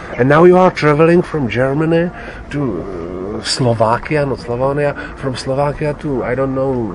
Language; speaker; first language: English; non-native, fluent; Czech